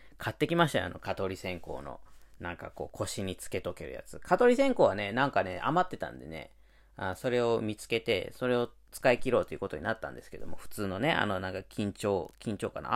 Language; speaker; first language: Japanese; native; Japanese